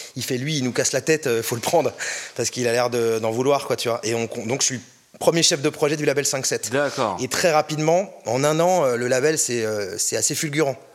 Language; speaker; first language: French; native; French